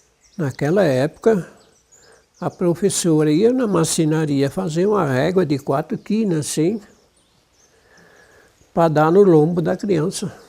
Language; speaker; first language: Portuguese; non-native, local second language; German